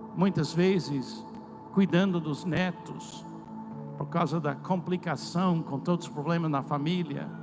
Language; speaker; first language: Portuguese; non-native, fluent; English